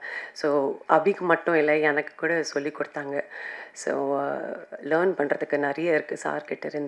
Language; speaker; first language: Tamil; non-native, fluent; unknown